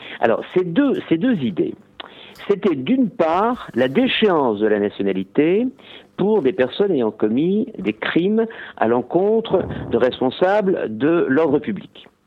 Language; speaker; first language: French; native; French